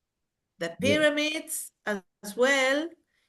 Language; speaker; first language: English; non-native, fluent; Spanish